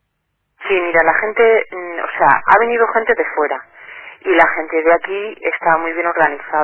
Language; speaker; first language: Spanish; native; Spanish